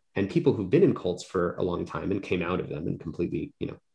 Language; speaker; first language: English; native; English